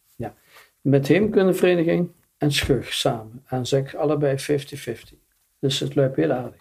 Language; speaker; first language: Dutch; non-native, local second language; Limburgish